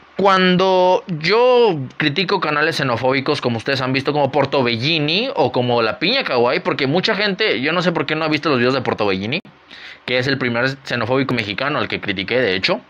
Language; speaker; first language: Spanish; native; Spanish